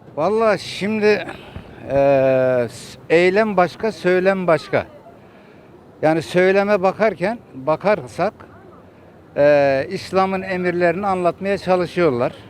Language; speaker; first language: Turkish; native; Turkish